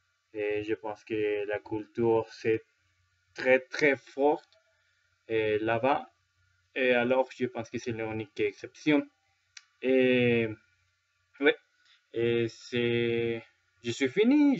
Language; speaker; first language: French; non-native, learner; Spanish